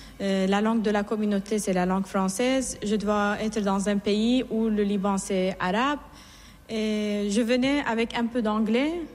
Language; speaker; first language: French; non-native, fluent; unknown